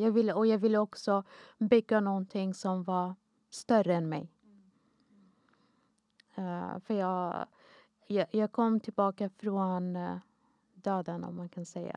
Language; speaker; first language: Swedish; non-native, fluent; Arabic